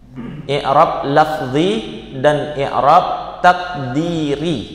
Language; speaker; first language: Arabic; non-native, fluent; Indonesian